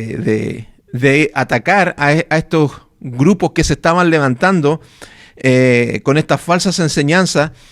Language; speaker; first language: Spanish; native; Spanish